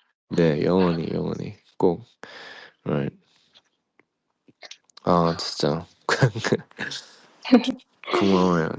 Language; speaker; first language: Korean; early bilingual, heritage; Korean